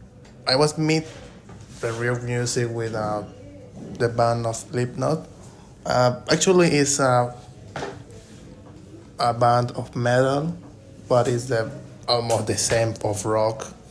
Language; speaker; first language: English; non-native, learner; Spanish